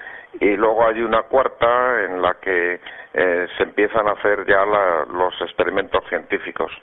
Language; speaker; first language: Spanish; native; Spanish